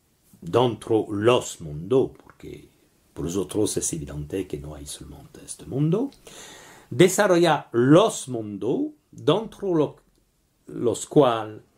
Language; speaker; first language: Spanish; non-native, learner; French